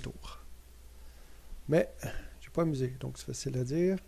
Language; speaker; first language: French; native; French